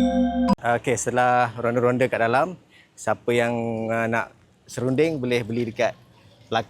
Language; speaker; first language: Malay; native; Malay